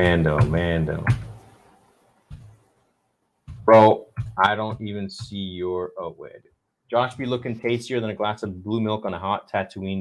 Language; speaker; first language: English; native; English